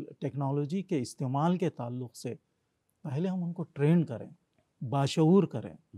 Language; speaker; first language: Urdu; native; Urdu